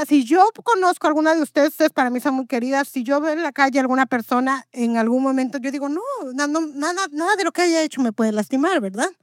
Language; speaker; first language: Spanish; native; Spanish